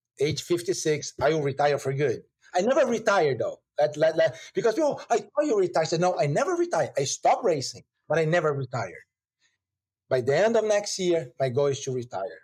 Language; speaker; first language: English; non-native, fluent; Portuguese